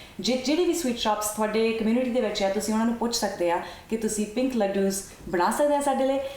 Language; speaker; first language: Punjabi; early bilingual, heritage; Punjabi